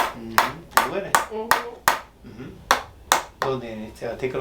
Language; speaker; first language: Spanish; early bilingual, heritage; Spanish